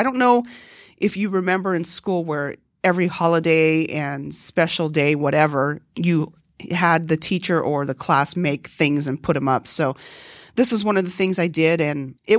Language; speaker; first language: English; non-native, fluent; Korean